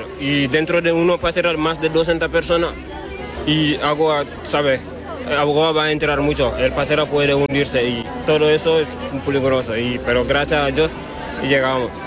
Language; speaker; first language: Spanish; non-native, learner; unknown